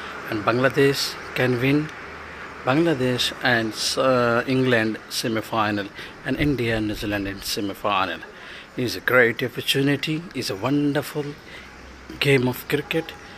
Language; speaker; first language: English; non-native, local second language; Urdu